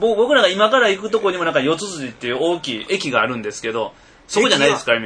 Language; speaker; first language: Japanese; native; Japanese